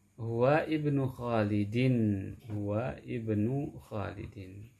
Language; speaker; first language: Arabic; non-native, fluent; Indonesian